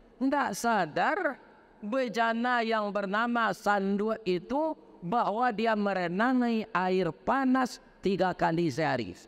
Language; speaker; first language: Indonesian; non-native, local second language; Minangkabau